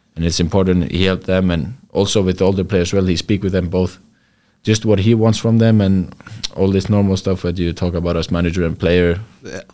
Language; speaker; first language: English; non-native, fluent; Icelandic